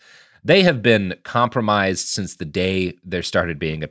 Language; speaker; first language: English; native; English